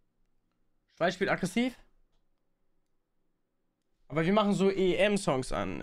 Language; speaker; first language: German; native; German